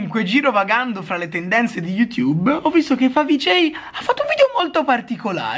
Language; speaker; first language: Italian; native; Italian